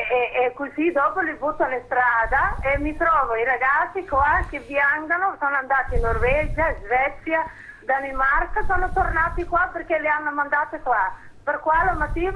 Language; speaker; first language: Italian; non-native, fluent; Somali